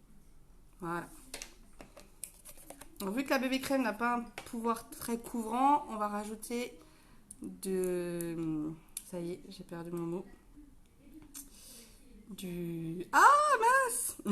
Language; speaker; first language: French; native; French